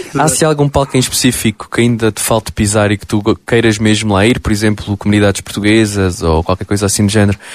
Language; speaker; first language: Portuguese; native; Portuguese